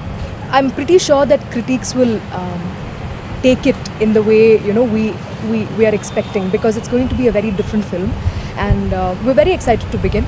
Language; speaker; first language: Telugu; non-native, local second language; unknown